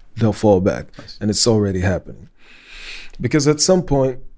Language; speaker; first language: English; non-native, fluent; Arabic